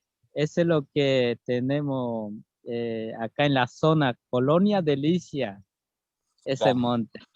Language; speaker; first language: Spanish; non-native, local second language; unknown